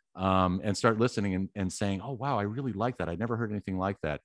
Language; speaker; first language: English; native; English